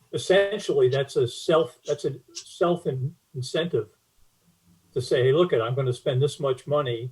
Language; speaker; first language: English; native; English